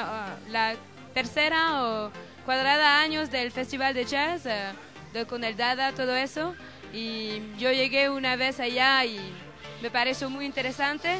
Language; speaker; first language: Spanish; non-native, learner; French